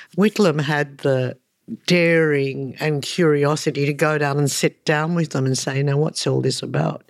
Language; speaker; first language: English; early bilingual, other home language; Hungarian